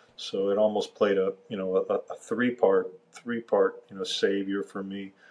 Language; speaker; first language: English; native; English